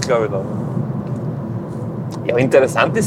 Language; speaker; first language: German; native; German